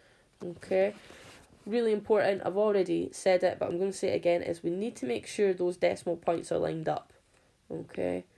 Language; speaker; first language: English; native; English